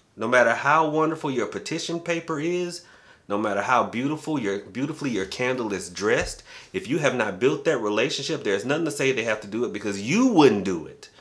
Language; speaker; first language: English; native; English